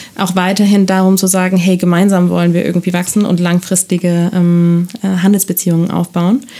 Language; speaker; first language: German; non-native, fluent; Spanish